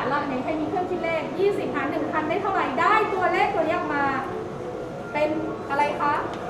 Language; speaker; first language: Thai; native; Thai